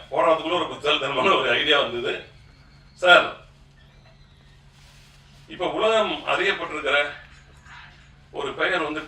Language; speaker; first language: Tamil; native; Tamil